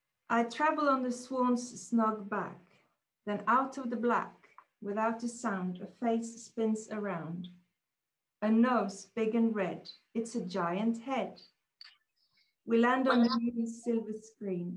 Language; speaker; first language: English; non-native, fluent; Swedish